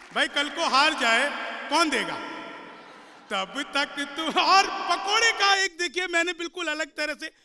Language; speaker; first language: Hindi; native; Hindi